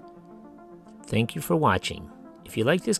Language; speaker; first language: English; native; English